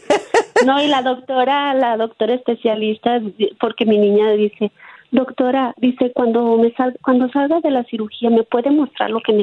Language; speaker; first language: Spanish; native; Spanish